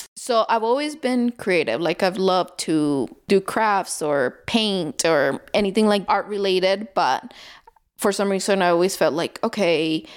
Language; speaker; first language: English; early bilingual, other home language; Spanish